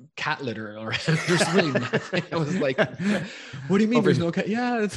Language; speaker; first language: English; early bilingual, other home language; Italian